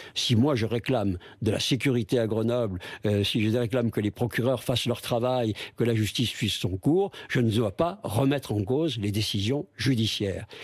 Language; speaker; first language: French; native; French